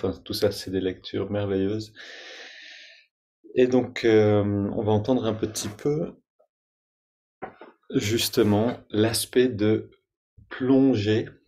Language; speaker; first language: French; native; French